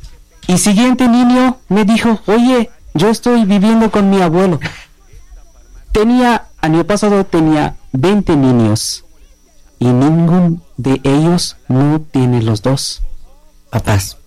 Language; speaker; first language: Spanish; non-native, learner; Bangla